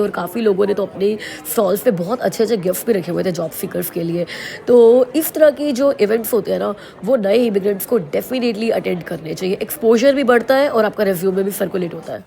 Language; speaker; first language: Hindi; native; Hindi